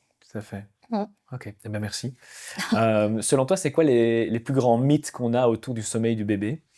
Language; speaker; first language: French; native; French